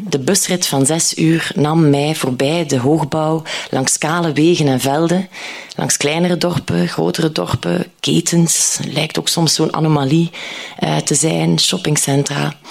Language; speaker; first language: Dutch; native; Dutch